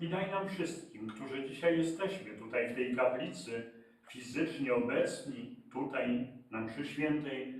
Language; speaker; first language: Polish; native; Polish